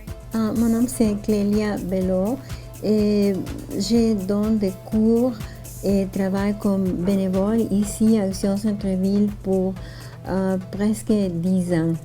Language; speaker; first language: French; non-native, fluent; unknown